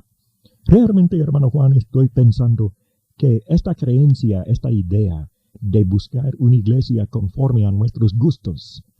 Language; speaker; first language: Spanish; native; Spanish